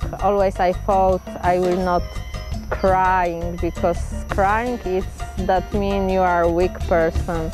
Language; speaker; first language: English; non-native, learner; Polish